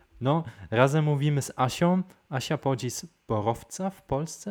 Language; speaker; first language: Polish; non-native, fluent; German